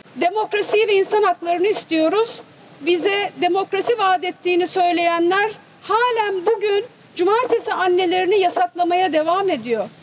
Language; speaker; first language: Turkish; native; Turkish